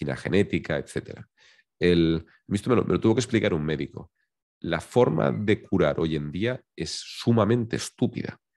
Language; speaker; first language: Spanish; native; Spanish